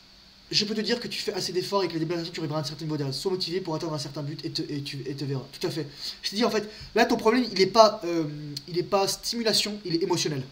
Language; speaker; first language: French; native; French